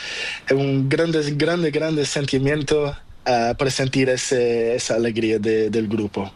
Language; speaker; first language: Spanish; non-native, learner; Portuguese